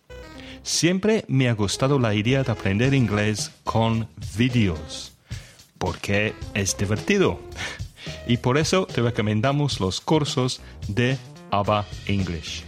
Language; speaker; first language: Spanish; non-native, fluent; English